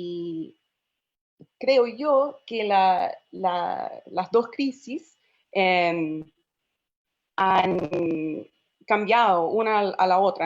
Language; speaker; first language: Spanish; non-native, fluent; English